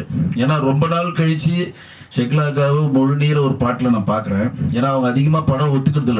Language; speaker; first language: Tamil; native; Tamil